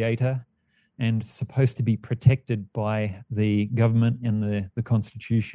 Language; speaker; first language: English; native; English